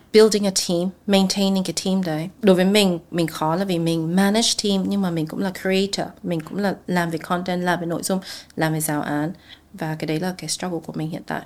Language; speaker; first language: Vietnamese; native; Vietnamese